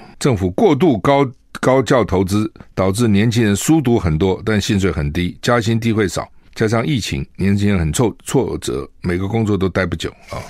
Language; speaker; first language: Chinese; native; Chinese